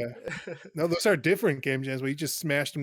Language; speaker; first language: English; native; English